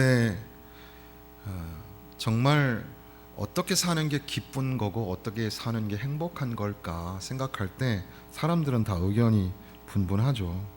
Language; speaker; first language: Korean; native; Korean